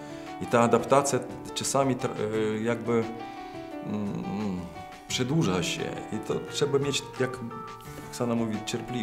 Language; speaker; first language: Polish; non-native, fluent; Russian